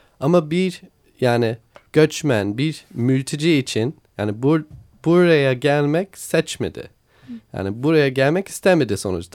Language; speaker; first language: Turkish; non-native, learner; English